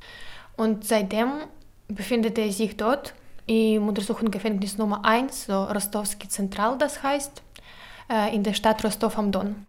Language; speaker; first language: German; non-native, learner; Ukrainian